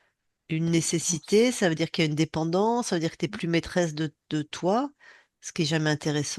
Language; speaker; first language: French; native; French